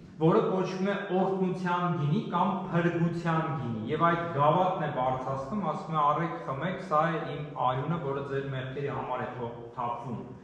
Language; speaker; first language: Armenian; native; Armenian